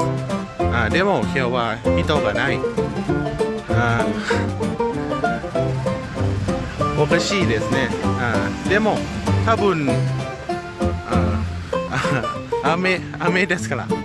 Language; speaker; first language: Japanese; non-native, learner; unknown